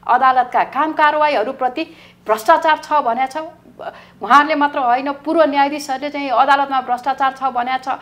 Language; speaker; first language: Nepali; native; Nepali